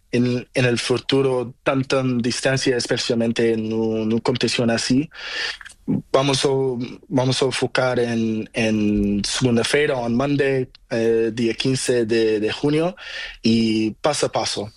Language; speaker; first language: Spanish; non-native, learner; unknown